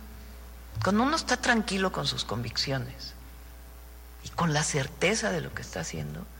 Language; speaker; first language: Spanish; native; Spanish